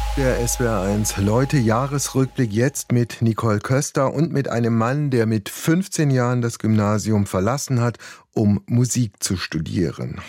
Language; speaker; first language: German; native; German